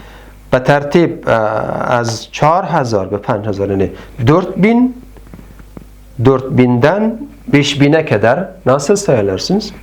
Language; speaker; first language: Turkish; non-native, fluent; Persian